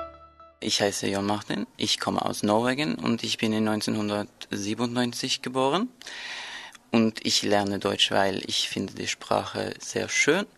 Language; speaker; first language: German; non-native, learner; Norwegian